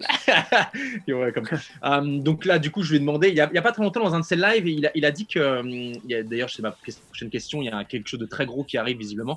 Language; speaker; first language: French; native; French